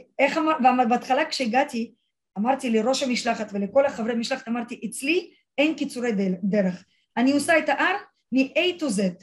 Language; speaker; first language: Hebrew; non-native, fluent; Russian